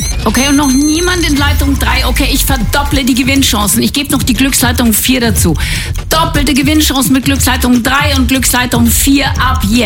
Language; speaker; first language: German; native; German